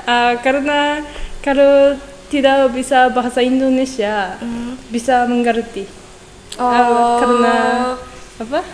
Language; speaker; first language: Indonesian; non-native, learner; Japanese